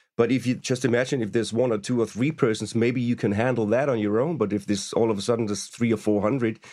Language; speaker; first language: English; non-native, fluent; German